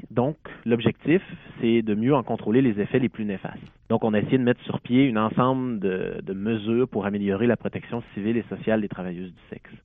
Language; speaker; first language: French; native; French